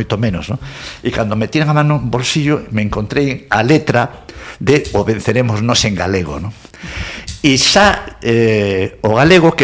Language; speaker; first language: Galician; non-native, local second language; Spanish